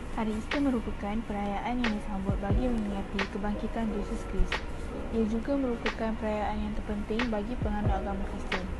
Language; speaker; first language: Malay; native; Malay